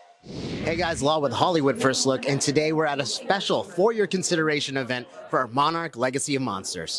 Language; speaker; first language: English; native; English